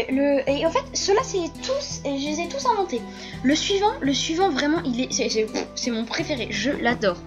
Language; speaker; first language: French; native; French